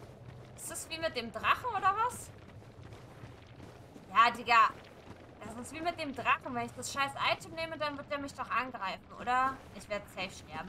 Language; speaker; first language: German; native; German